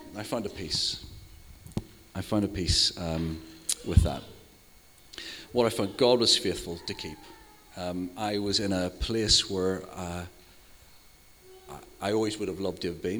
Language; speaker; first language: English; native; English